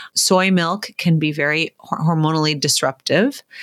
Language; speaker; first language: English; native; English